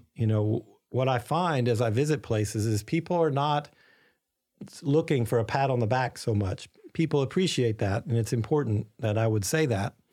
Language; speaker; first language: English; native; English